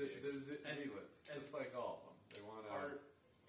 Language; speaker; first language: English; native; English